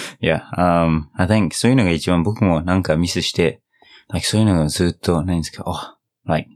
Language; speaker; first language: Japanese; non-native, fluent; English